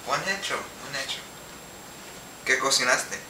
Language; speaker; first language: Spanish; non-native, learner; English